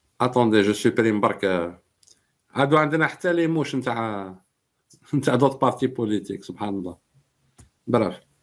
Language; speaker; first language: French; non-native, local second language; Arabic